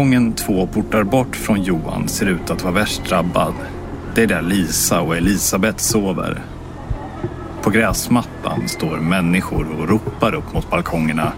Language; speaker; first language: Swedish; native; Swedish